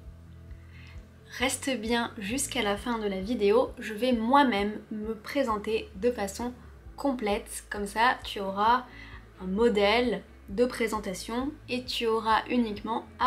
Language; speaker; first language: French; native; French